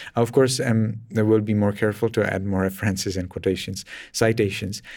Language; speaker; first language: English; non-native, fluent; Czech